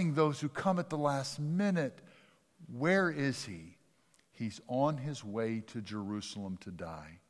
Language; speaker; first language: English; native; English